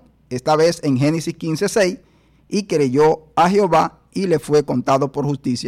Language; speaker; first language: Spanish; native; Spanish